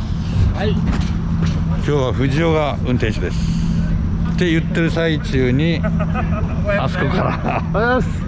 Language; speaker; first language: Japanese; native; Japanese